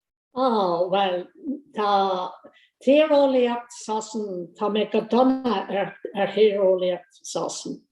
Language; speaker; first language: Irish; non-native, local second language; English